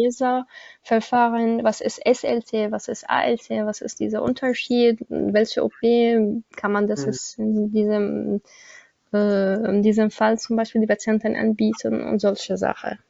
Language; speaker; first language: German; non-native, learner; Arabic